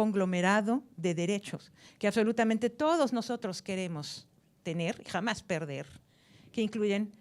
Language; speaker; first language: Spanish; native; Spanish